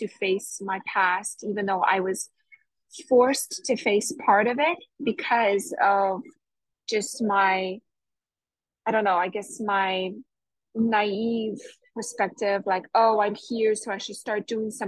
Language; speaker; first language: English; native; English